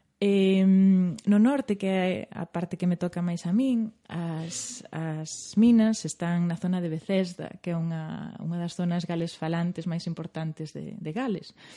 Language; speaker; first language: Galician; native; Galician